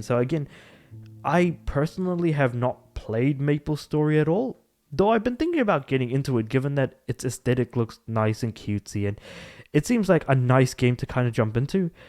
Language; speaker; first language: English; native; English